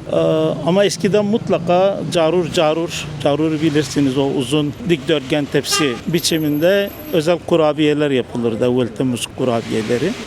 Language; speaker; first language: Turkish; non-native, local second language; Arabic